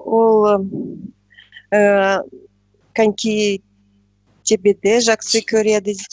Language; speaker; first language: Kazakh; non-native, learner; Russian